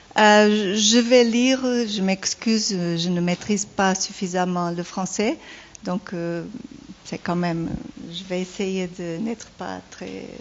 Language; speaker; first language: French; non-native, learner; Portuguese